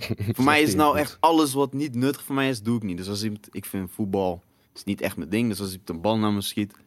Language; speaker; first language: Dutch; native; Dutch